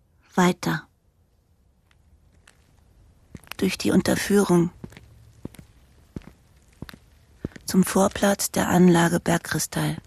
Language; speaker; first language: German; native; German